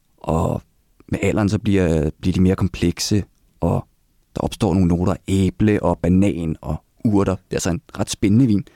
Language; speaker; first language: Danish; native; Danish